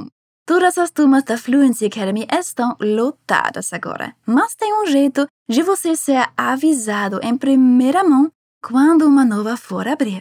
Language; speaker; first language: Portuguese; non-native, fluent; German